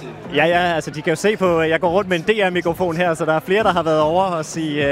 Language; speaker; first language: Danish; native; Danish